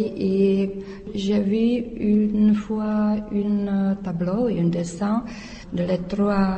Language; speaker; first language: French; non-native, learner; Czech